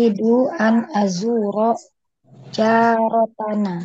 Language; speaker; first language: Arabic; non-native, learner; Indonesian